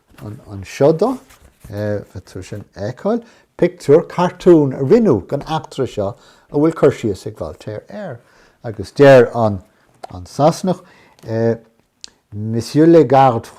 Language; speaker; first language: Irish; non-native, local second language; English